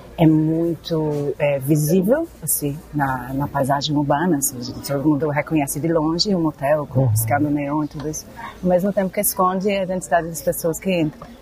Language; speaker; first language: Portuguese; non-native, fluent; English